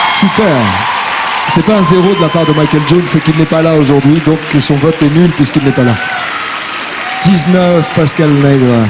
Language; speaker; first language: French; native; French